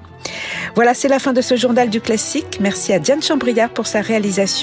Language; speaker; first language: French; native; French